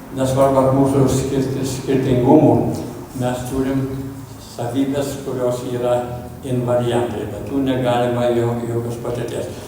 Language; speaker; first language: Lithuanian; early bilingual, heritage; Lithuanian